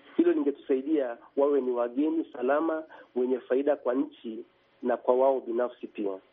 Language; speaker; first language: Swahili; native; Swahili